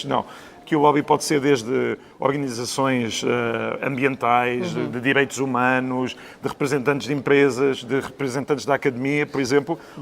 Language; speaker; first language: Portuguese; native; Portuguese